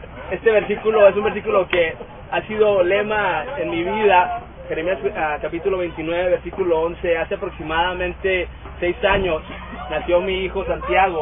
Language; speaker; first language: Spanish; native; Spanish